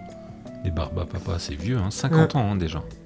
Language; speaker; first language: French; native; French